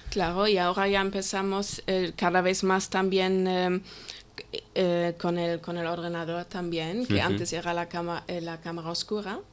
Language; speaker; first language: Spanish; non-native, fluent; German